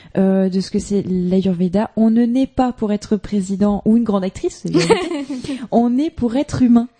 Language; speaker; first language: French; native; French